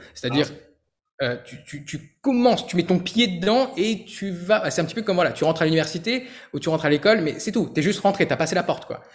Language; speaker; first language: French; native; French